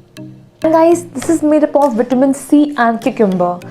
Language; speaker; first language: English; non-native, local second language; Hindi